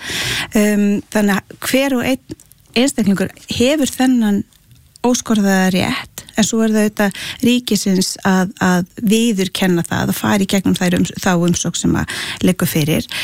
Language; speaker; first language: Icelandic; native; Icelandic